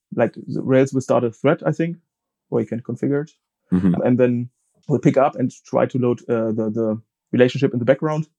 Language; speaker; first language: English; non-native, fluent; German